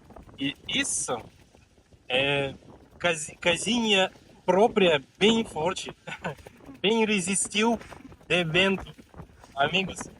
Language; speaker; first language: Portuguese; non-native, learner; Russian